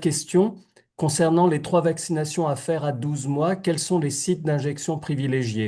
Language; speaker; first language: French; native; French